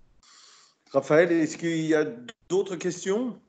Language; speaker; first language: French; native; French